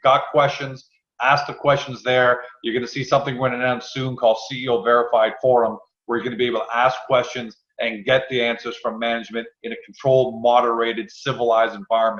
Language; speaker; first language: English; native; English